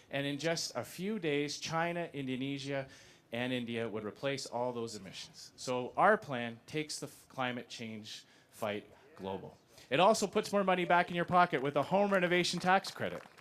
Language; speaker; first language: English; native; English